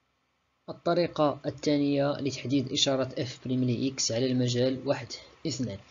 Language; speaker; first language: Arabic; native; Arabic